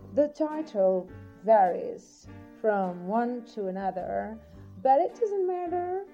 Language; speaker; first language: English; non-native, fluent; Portuguese